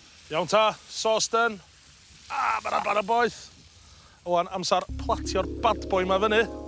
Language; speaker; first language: Welsh; native; Welsh